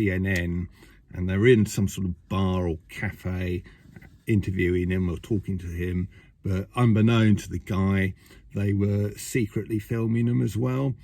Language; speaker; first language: English; native; English